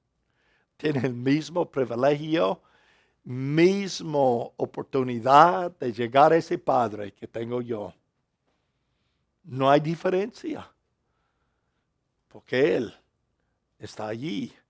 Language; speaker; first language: Spanish; non-native, fluent; English